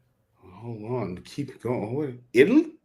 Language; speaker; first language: English; native; English